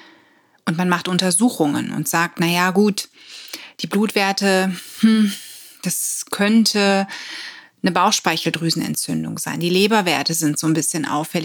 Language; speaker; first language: German; native; German